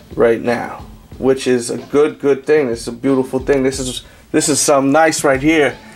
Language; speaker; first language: English; native; English